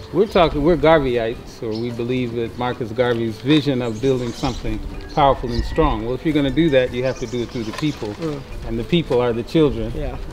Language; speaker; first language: English; native; English